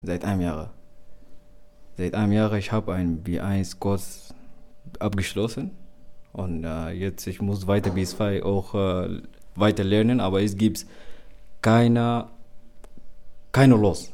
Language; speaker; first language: German; non-native, learner; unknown